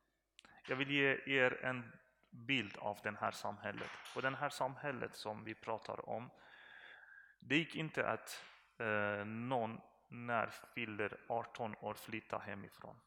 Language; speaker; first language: Swedish; non-native, learner; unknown